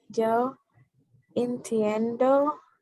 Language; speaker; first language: Spanish; non-native, learner; English